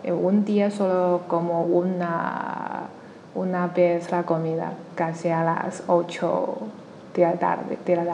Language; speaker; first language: Spanish; non-native, learner; Chinese